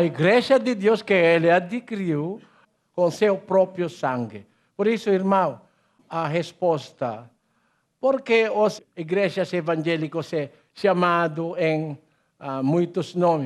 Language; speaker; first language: Portuguese; non-native, learner; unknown